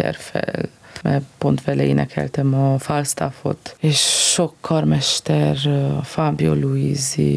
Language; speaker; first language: Hungarian; non-native, fluent; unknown